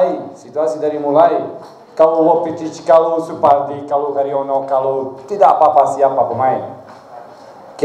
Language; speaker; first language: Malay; non-native, learner; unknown